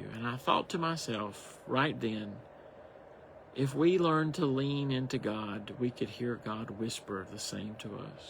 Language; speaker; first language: English; native; English